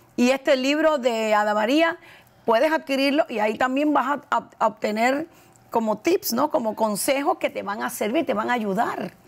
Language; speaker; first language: Spanish; native; Spanish